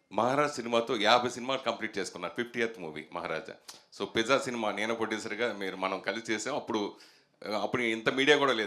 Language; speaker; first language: Telugu; native; Telugu